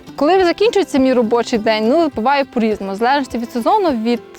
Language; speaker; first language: Ukrainian; native; Ukrainian